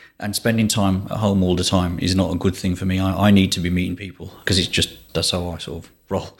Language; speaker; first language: English; native; English